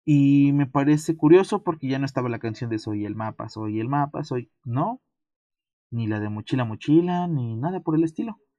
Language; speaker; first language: Spanish; native; Spanish